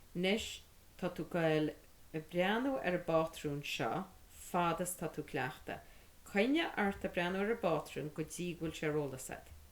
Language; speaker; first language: Irish; native; Irish